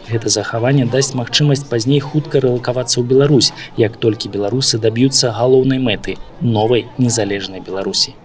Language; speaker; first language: Belarusian; native; Belarusian